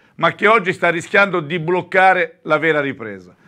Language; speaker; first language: Italian; native; Italian